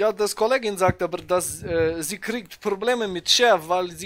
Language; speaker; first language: German; native; German